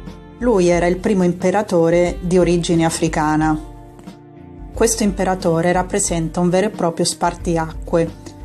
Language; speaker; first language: Italian; native; Italian